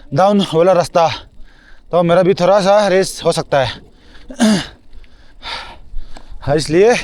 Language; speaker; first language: Hindi; non-native, local second language; Mizo